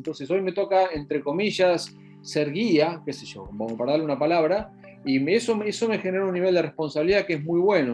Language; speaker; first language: Spanish; native; Spanish